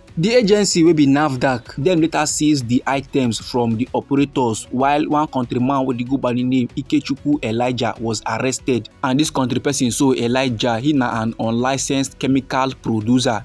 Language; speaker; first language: Nigerian Pidgin; native; Nigerian Pidgin